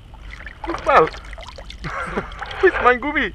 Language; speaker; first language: German; non-native, learner; French